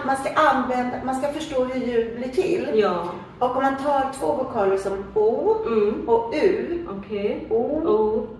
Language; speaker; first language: Swedish; native; Swedish